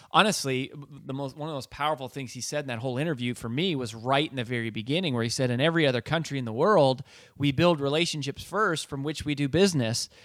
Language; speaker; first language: English; native; English